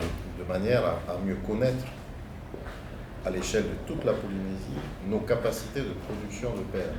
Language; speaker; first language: French; native; French